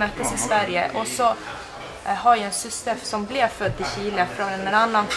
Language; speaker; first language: Norwegian; early bilingual, heritage; Spanish